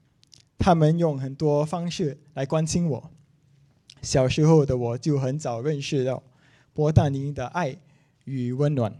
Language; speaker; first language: Chinese; non-native, local second language; English